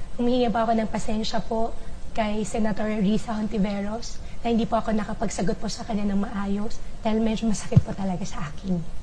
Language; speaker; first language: Filipino; non-native, local second language; Chinese